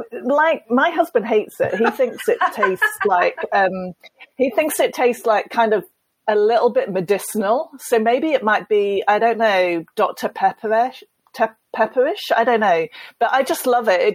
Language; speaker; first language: English; native; English